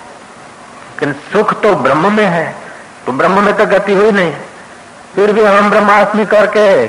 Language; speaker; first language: Hindi; non-native, local second language; Sindhi